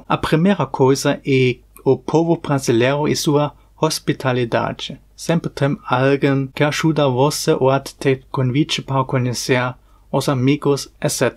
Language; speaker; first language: Portuguese; non-native, fluent; German